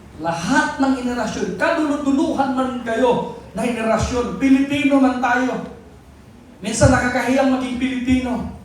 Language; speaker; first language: Filipino; non-native, local second language; Cebuano